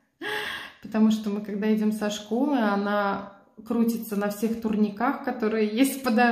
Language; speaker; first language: Russian; native; Russian